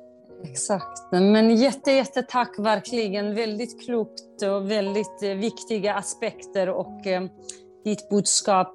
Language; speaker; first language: Swedish; non-native, fluent; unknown